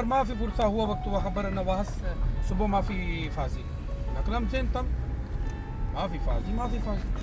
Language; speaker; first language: Arabic; non-native, learner; Hindi